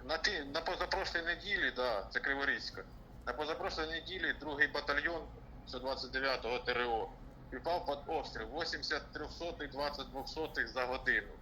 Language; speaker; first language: Ukrainian; non-native, local second language; Russian